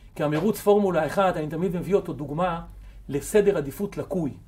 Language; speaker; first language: Hebrew; native; Hebrew